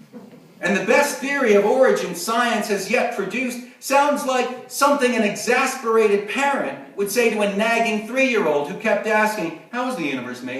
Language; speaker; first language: English; native; English